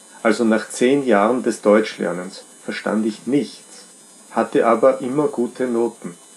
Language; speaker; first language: German; non-native, fluent; Czech